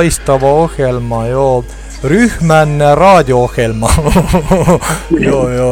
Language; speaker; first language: Finnish; non-native, learner; Estonian